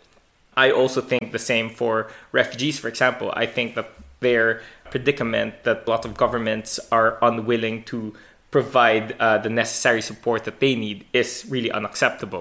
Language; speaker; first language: English; non-native, local second language; Hiligaynon